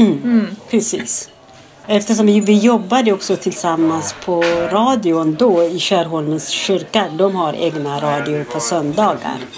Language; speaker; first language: Swedish; non-native, fluent; Amharic